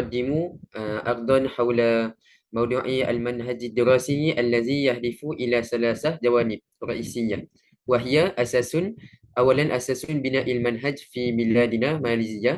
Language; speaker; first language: Arabic; non-native, learner; Malay